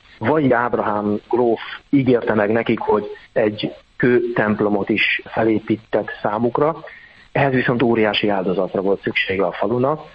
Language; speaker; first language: Hungarian; native; Hungarian